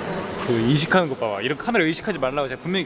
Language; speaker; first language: Korean; native; Korean